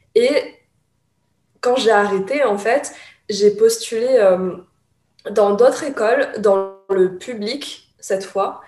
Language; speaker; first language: French; early bilingual, other home language; Chinese